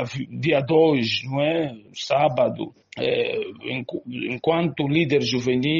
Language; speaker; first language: Portuguese; native; Portuguese